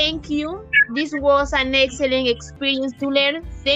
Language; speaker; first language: English; non-native, learner; Spanish